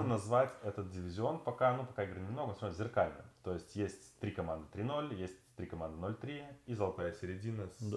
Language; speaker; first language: Russian; native; Russian